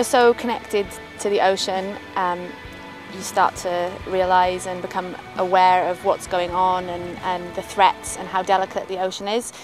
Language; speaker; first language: English; native; English